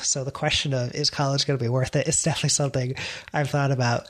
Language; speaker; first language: English; native; English